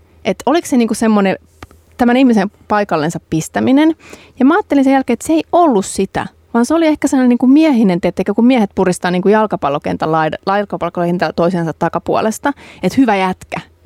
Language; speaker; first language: Finnish; non-native, fluent; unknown